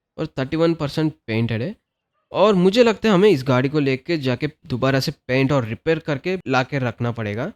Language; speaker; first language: Hindi; non-native, local second language; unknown